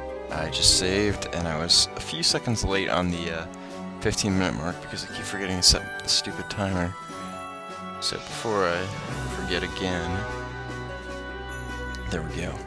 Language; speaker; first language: English; native; English